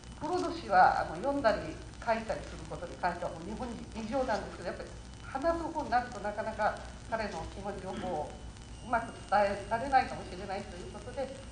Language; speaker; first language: Japanese; native; Japanese